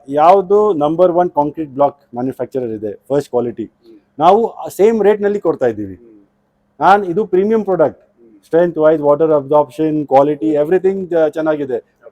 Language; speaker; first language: Kannada; non-native, local second language; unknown